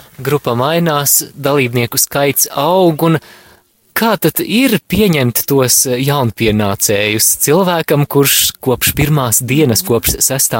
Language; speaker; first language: Latvian; native; Latvian